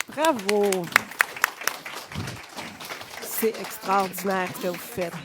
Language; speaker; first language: French; native; French